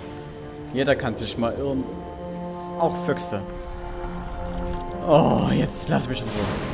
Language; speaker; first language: German; native; German